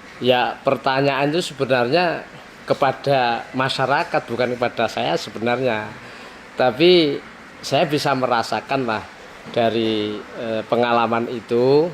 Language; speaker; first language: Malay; non-native, local second language; Javanese